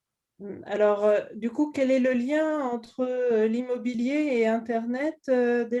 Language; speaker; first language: French; native; French